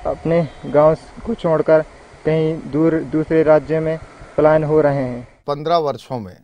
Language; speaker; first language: Hindi; native; Hindi